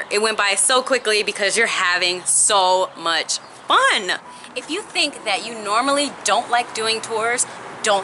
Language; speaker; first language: English; native; English